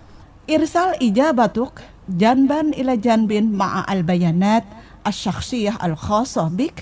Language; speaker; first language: Arabic; non-native, fluent; Indonesian